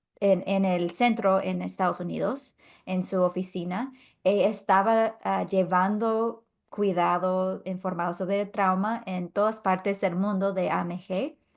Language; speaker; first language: Spanish; non-native, fluent; English